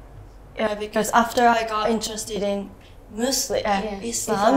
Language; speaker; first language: English; non-native, learner; Japanese